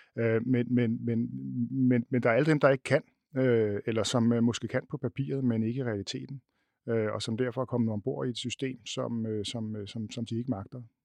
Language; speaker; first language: Danish; native; Danish